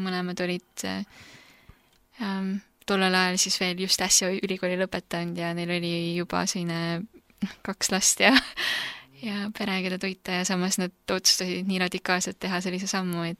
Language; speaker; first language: Estonian; early bilingual, other home language; Korean